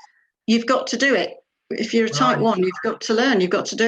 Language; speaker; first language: English; native; English